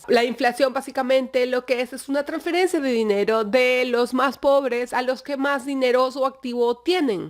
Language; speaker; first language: Spanish; native; Spanish